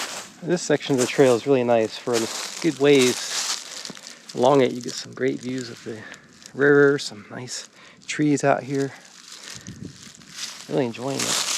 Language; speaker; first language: English; native; English